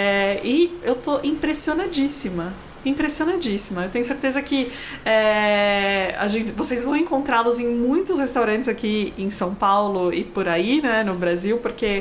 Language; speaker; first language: Portuguese; native; Portuguese